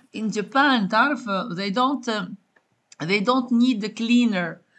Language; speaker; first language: English; non-native, fluent; Arabic